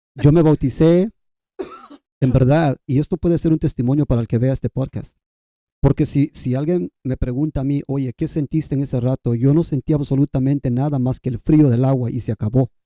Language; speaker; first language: Spanish; non-native, local second language; Kʼicheʼ